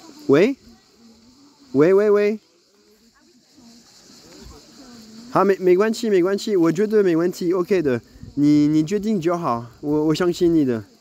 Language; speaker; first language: Chinese; non-native, fluent; French